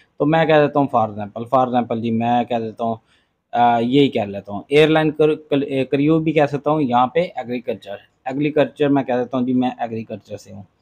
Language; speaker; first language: Urdu; non-native, local second language; Punjabi